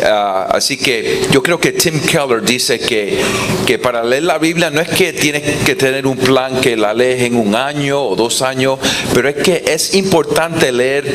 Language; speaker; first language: Spanish; non-native, fluent; English